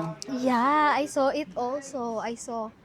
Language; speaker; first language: English; non-native, local second language; Filipino